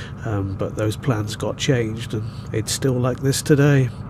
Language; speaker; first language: English; native; English